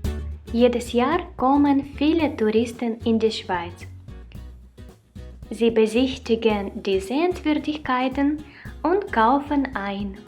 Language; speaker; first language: German; non-native, fluent; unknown